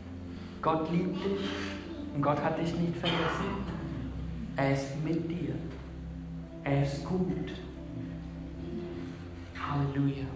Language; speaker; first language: German; non-native, fluent; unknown